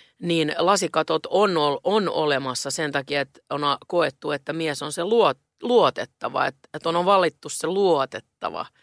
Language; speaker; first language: Finnish; non-native, local second language; Swedish